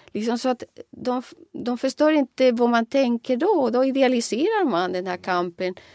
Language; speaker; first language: Swedish; non-native, fluent; Spanish